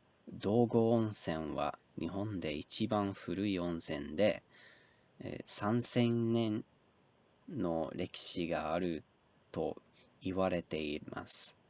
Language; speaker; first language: Japanese; non-native, learner; English